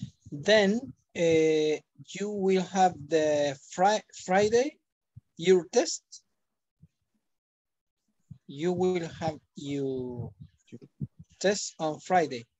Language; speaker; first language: English; non-native, learner; Spanish